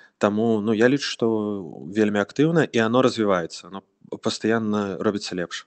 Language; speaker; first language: Belarusian; non-native, local second language; Russian